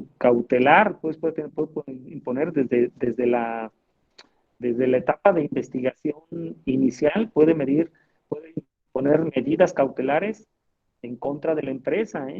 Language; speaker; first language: Spanish; native; Spanish